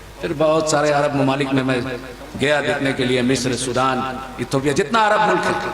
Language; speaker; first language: Hindi; non-native, fluent; Chinese